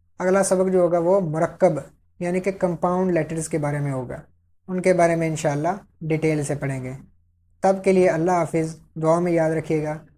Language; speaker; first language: Urdu; native; Urdu